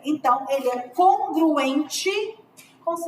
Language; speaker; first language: Portuguese; native; Portuguese